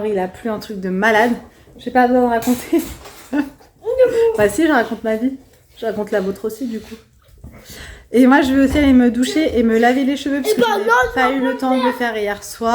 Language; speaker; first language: French; native; French